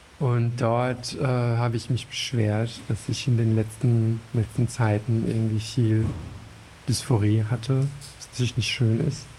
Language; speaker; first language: German; non-native, fluent; French